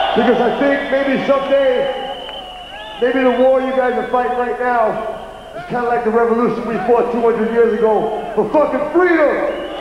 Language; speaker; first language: English; native; English